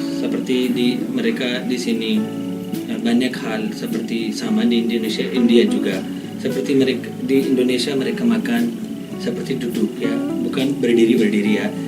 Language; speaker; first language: Indonesian; non-native, learner; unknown